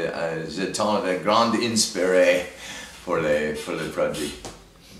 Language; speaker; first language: French; non-native, learner; English